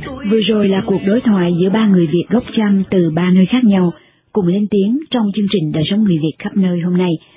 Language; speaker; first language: Vietnamese; native; Vietnamese